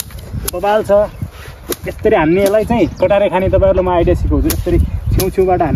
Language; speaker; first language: Nepali; native; Nepali